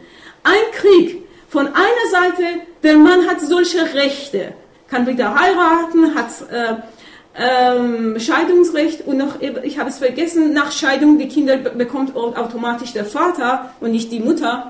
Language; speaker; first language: German; non-native, fluent; Persian